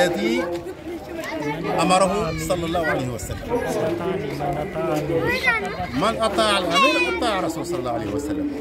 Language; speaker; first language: Arabic; non-native, fluent; Wolof